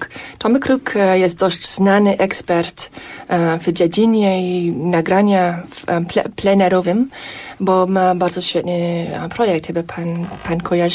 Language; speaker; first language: Polish; non-native, fluent; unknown